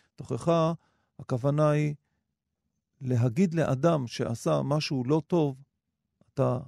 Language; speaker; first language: Hebrew; native; Hebrew